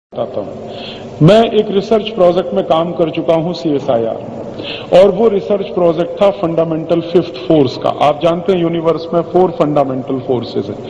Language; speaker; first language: Hindi; native; Hindi